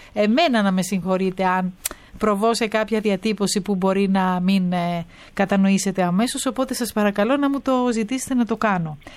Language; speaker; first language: Greek; native; Greek